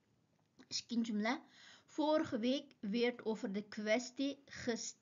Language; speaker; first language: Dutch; non-native, fluent; Uyghur